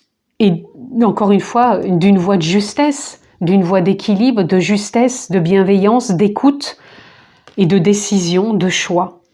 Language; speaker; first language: French; native; French